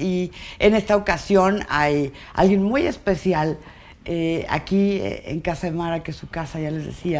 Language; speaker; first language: Spanish; native; Spanish